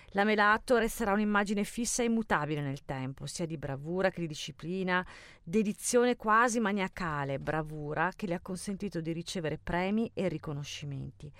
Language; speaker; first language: Italian; native; Italian